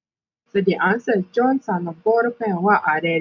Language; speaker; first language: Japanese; non-native, learner; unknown